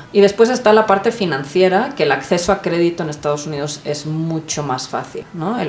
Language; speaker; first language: Spanish; non-native, local second language; Swedish